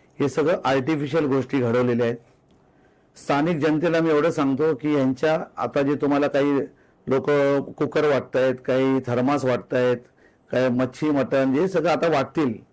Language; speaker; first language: Marathi; native; Marathi